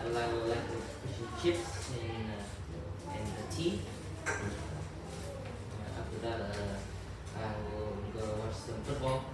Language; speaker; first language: English; non-native, learner; Vietnamese